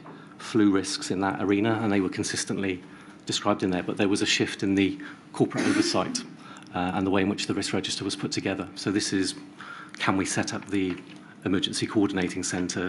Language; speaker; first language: English; native; English